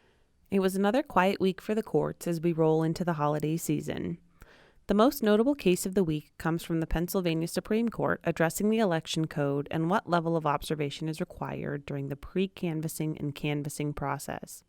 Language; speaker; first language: English; native; English